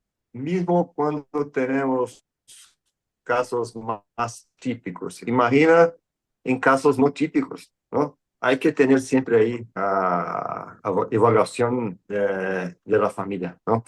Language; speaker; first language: Spanish; non-native, fluent; Portuguese